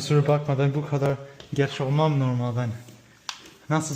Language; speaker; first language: Turkish; early bilingual, heritage; English